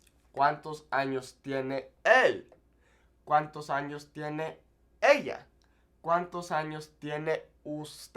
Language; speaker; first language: Spanish; non-native, fluent; English